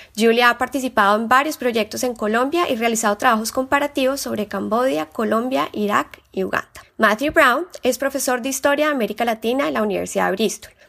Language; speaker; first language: Spanish; native; Spanish